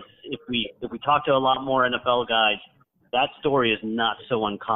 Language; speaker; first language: English; native; English